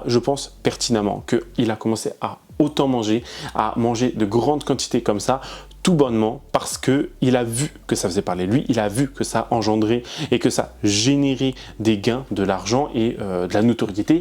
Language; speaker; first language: French; native; French